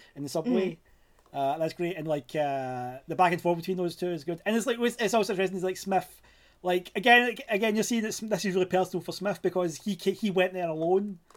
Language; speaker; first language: English; native; English